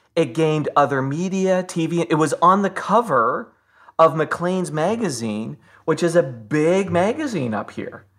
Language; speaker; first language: English; native; English